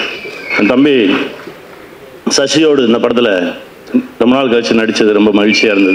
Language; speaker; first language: Tamil; native; Tamil